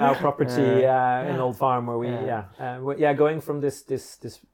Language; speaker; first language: English; non-native, fluent; Norwegian